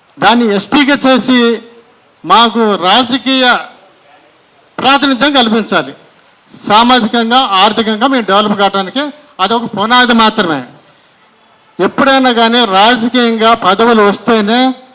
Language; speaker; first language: Telugu; native; Telugu